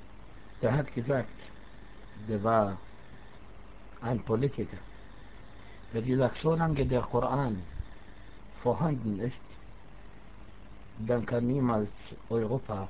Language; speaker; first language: German; non-native, fluent; Arabic